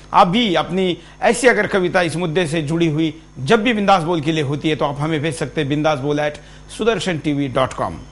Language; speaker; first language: Hindi; non-native, local second language; Marathi